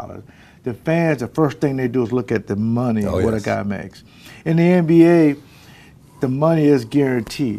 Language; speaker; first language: English; native; English